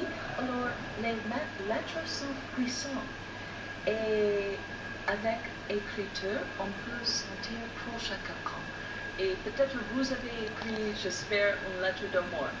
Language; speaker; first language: French; non-native, fluent; English